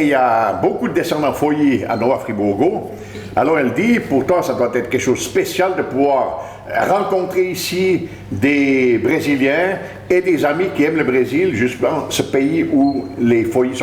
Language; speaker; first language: French; native; French